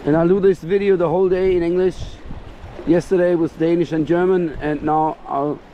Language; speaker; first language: English; non-native, fluent; Danish